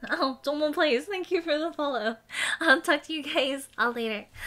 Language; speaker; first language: English; native; English